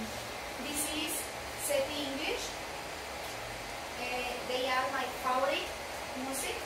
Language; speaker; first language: English; non-native, learner; Spanish